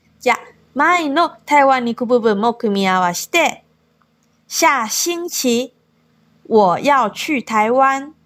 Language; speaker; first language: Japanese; non-native, fluent; Chinese